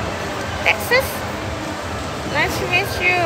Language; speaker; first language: English; non-native, learner; Thai